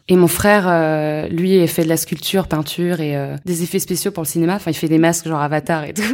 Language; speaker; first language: French; native; French